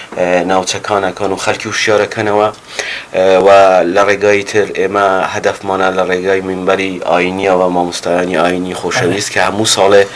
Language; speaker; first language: Central Kurdish; native; Central Kurdish